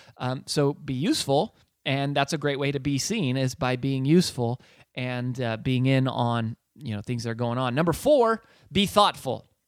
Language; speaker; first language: English; native; English